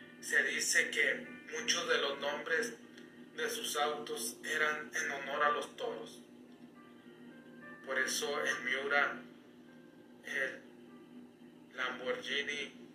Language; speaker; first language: Spanish; native; Spanish